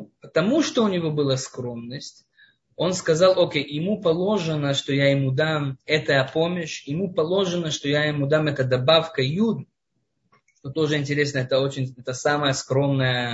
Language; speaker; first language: Russian; non-native, fluent; Hebrew